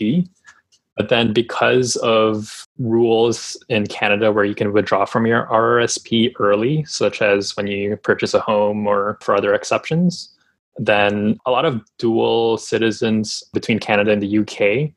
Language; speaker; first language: English; non-native, local second language; Filipino